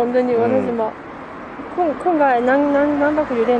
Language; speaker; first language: Japanese; non-native, learner; Chinese